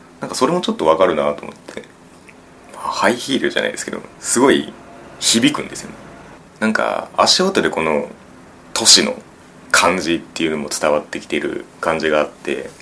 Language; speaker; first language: Japanese; native; Japanese